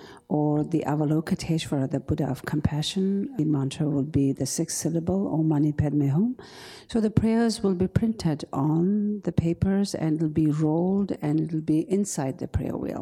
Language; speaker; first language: English; non-native, local second language; Tibetan